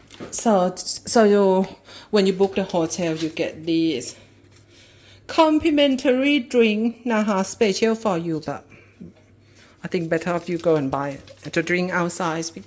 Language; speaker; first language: English; non-native, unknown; Thai